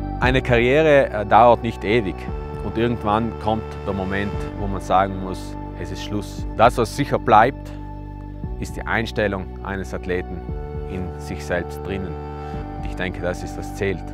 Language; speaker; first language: German; native; German